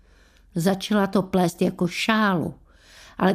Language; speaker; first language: Czech; native; Czech